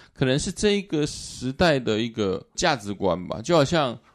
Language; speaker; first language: Chinese; native; Chinese